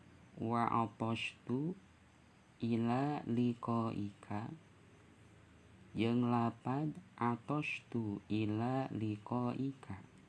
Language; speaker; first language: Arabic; non-native, fluent; Sundanese